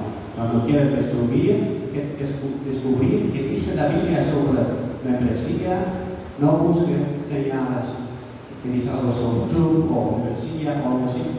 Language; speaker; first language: Spanish; non-native, fluent; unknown